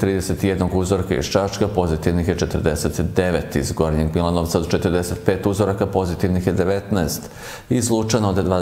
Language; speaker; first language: Serbian; native; Serbian